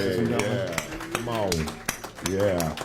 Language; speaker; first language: English; native; English